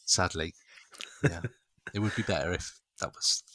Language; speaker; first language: English; native; English